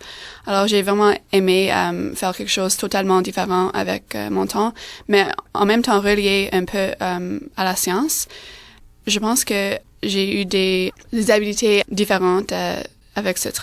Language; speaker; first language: French; non-native, fluent; English